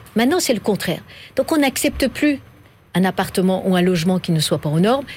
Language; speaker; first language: French; non-native, fluent; Persian